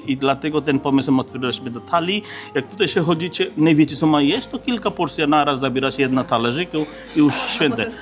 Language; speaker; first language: Polish; non-native, learner; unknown